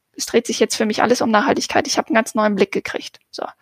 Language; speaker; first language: German; native; German